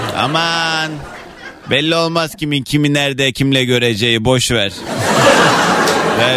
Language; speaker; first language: Turkish; native; Turkish